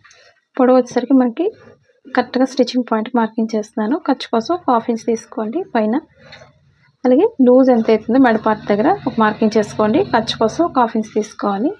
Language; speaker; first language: Telugu; native; Telugu